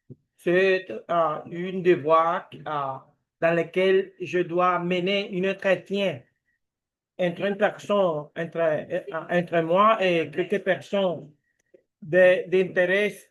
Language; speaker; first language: French; non-native, learner; Spanish